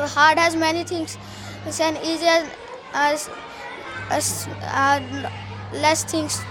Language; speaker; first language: English; non-native, learner; Hindi